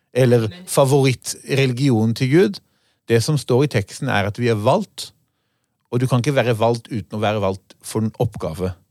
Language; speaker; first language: Norwegian; non-native, fluent; Hebrew